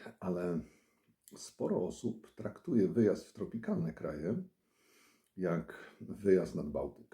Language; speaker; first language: Polish; native; Polish